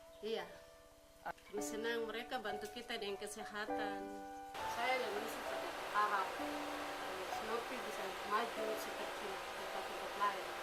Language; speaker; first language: Indonesian; non-native, local second language; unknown